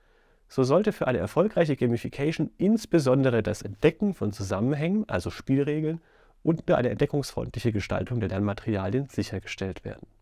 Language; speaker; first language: German; native; German